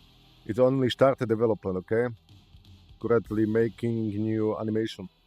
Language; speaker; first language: English; non-native, learner; Slovak